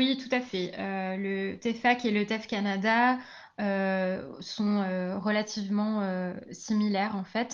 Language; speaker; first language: French; native; French